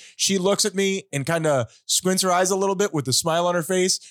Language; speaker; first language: English; native; English